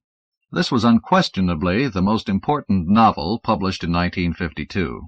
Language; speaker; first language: English; native; English